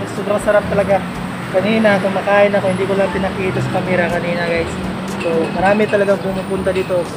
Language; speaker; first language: Filipino; non-native, local second language; Cebuano